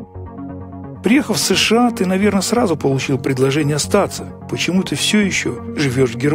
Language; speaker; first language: Russian; native; Russian